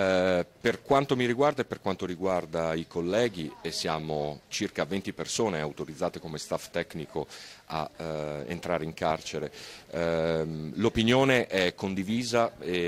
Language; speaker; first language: Italian; native; Italian